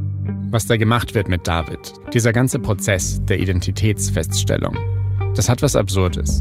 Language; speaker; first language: German; native; German